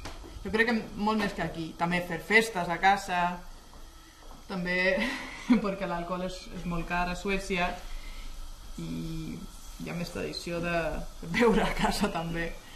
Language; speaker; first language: Catalan; non-native, fluent; Swedish